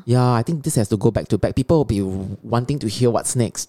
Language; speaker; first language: English; non-native, local second language; Chinese